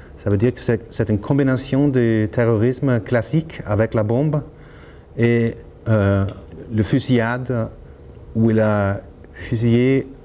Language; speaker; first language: French; non-native, learner; Norwegian